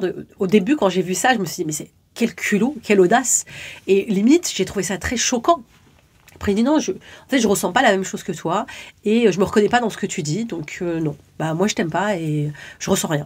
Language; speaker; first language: French; native; French